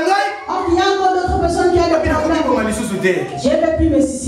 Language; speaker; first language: French; non-native, local second language; Lingala